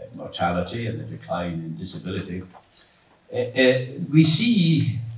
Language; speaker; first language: English; native; English